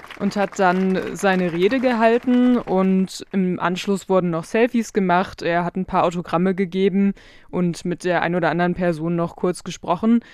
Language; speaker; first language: German; native; German